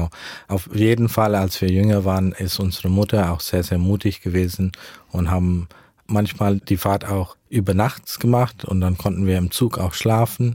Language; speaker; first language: German; early bilingual, heritage; German